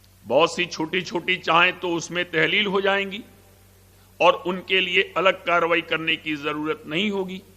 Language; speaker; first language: Hindi; native; Hindi